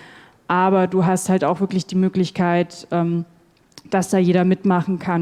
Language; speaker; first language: German; native; German